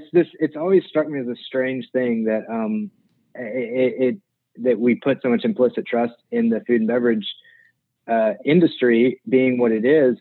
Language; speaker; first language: English; native; English